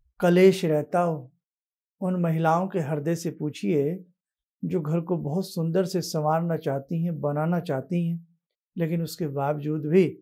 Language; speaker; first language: Hindi; native; Hindi